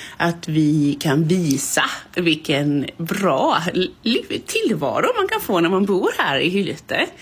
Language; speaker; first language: Swedish; native; Swedish